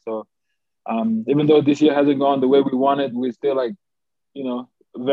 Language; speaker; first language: English; native; English